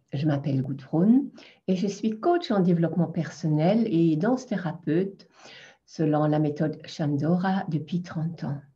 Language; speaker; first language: French; non-native, fluent; German